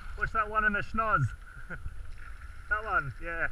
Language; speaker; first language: English; native; English